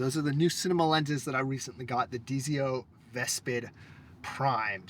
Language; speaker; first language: English; native; English